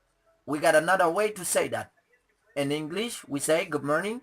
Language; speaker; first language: English; non-native, learner; Haitian Creole